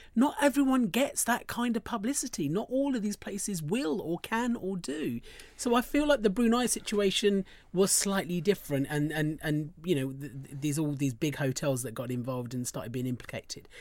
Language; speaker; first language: English; early bilingual, other home language; Hindi